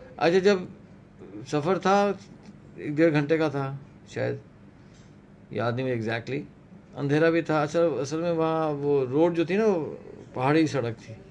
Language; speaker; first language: Urdu; native; Urdu